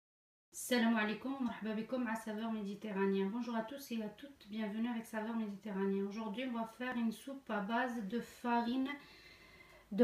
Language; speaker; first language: French; non-native, local second language; Arabic